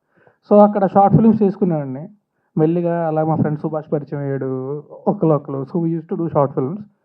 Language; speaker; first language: Telugu; native; Telugu